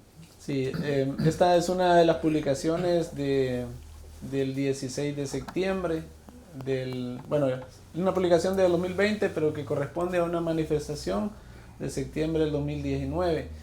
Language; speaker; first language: Spanish; native; Spanish